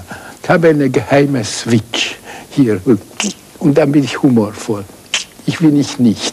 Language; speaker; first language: German; non-native, fluent; Hungarian